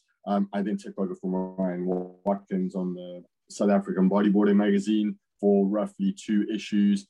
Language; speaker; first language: English; native; English